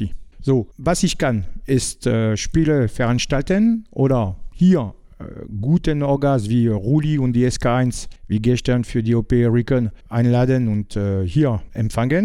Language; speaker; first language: German; non-native, learner; French